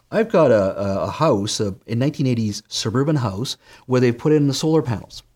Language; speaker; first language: English; native; English